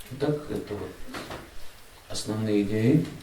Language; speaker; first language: Russian; native; Russian